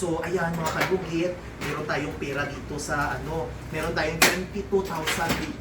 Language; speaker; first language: Filipino; non-native, local second language; Cebuano